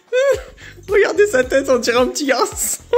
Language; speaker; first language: French; native; French